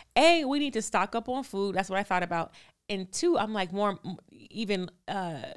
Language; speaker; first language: English; native; English